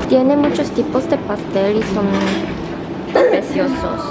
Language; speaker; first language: Spanish; non-native, learner; Korean